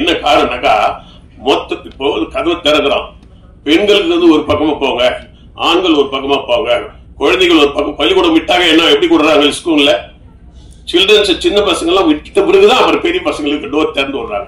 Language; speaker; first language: Tamil; native; Tamil